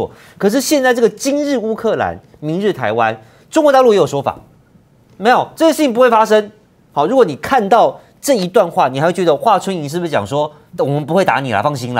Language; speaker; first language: Chinese; native; Chinese